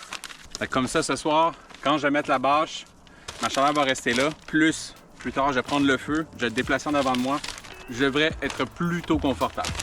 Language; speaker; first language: French; native; French